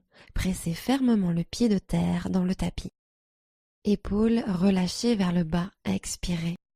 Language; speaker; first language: French; native; French